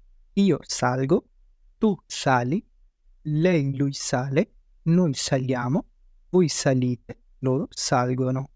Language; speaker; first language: Italian; non-native, fluent; Urdu